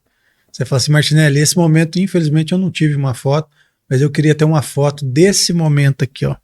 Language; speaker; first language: Portuguese; native; Portuguese